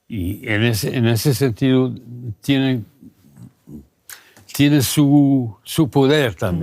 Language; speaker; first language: Spanish; non-native, fluent; German